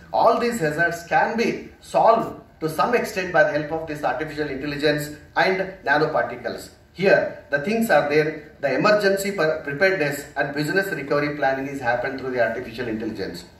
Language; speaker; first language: English; non-native, local second language; Kannada